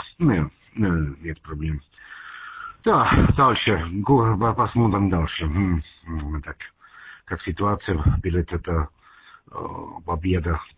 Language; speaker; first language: Russian; non-native, learner; German